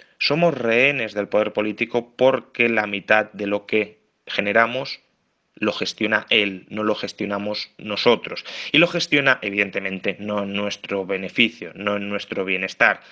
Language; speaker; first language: Spanish; native; Spanish